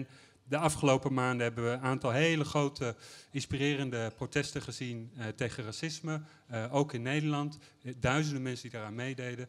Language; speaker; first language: Dutch; native; Dutch